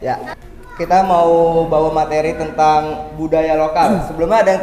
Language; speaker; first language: Indonesian; native; Indonesian